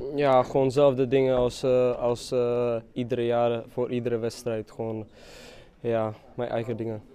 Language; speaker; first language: Dutch; non-native, fluent; Czech